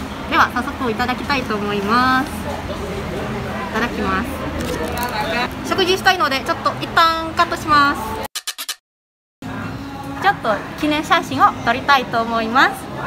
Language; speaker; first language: Japanese; non-native, fluent; Balinese